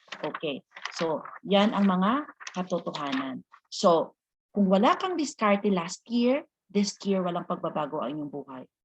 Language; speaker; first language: Filipino; non-native, local second language; Hiligaynon